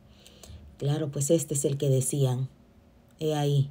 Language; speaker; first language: Spanish; native; Spanish